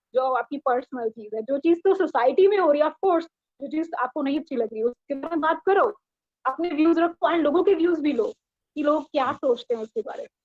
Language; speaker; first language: Hindi; native; Hindi